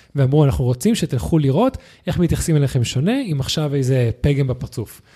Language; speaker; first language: Hebrew; early bilingual, other home language; Spanish